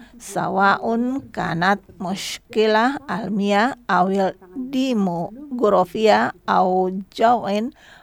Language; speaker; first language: Arabic; non-native, fluent; Indonesian